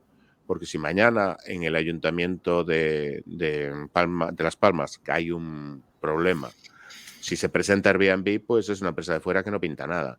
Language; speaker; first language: Spanish; native; Spanish